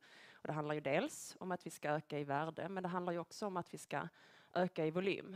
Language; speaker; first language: Swedish; native; Swedish